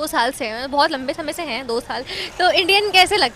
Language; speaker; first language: Hindi; native; Hindi